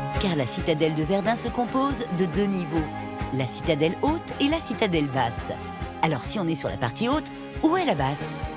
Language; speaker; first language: French; native; French